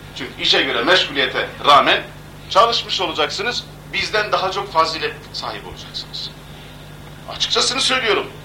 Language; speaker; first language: Turkish; non-native, local second language; Kurdish